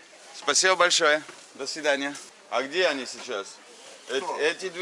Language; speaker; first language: Russian; non-native, learner; English